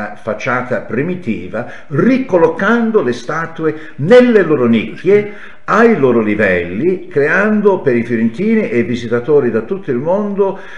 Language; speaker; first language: Italian; non-native, fluent; English